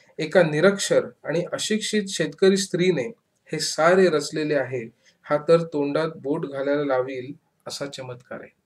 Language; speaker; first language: Marathi; native; Marathi